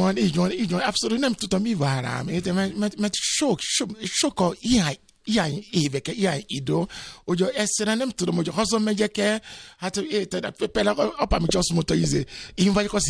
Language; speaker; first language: Hungarian; non-native, fluent; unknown